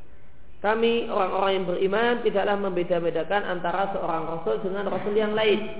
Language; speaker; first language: Indonesian; native; Indonesian